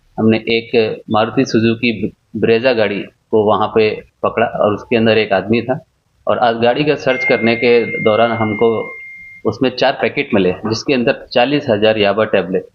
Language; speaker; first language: Hindi; non-native, local second language; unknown